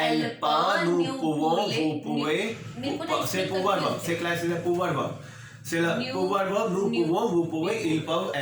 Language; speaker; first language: French; non-native, learner; Hindi